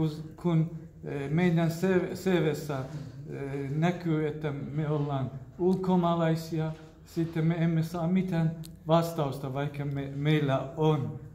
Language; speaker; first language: Finnish; non-native, fluent; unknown